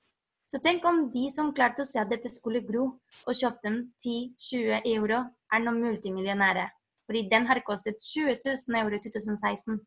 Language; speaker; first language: Norwegian; non-native, fluent; Spanish